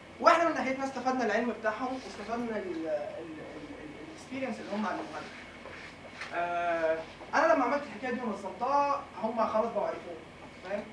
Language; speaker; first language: Arabic; native; Arabic